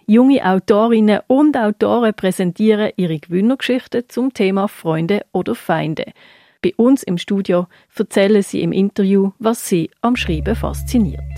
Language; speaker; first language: German; native; German